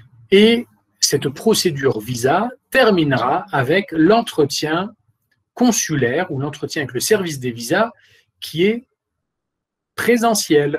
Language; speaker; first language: French; native; French